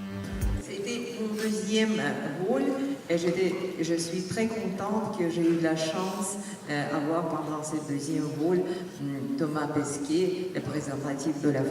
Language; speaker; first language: French; non-native, fluent; Russian